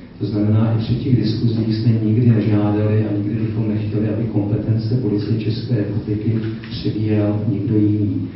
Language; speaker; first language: Czech; native; Czech